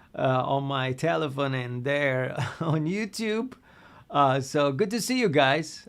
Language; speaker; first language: English; non-native, fluent; Italian